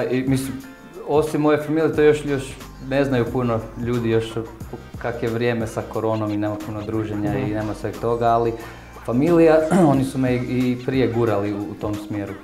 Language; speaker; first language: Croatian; early bilingual, heritage; Croatian